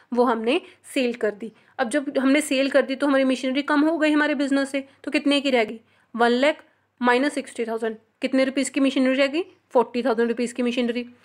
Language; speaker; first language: Hindi; non-native, local second language; Punjabi